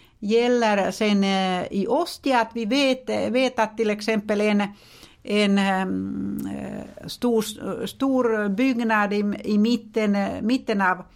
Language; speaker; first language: Swedish; non-native, fluent; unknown